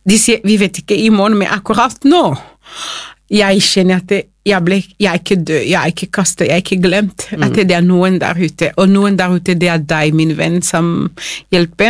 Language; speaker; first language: Norwegian; non-native, fluent; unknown